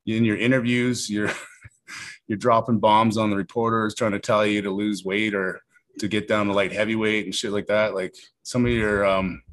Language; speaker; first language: English; native; English